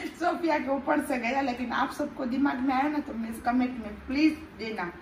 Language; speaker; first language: Hindi; native; Hindi